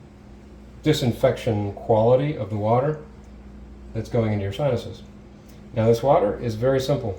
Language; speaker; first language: English; native; English